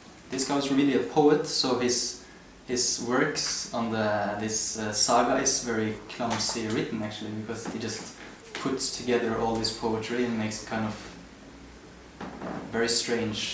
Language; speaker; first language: English; non-native, fluent; Norwegian